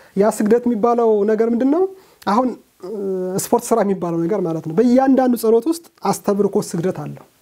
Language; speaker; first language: Amharic; native; Amharic